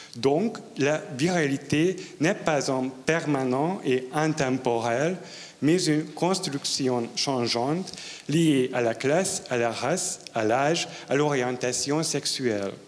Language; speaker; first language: French; non-native, fluent; Hungarian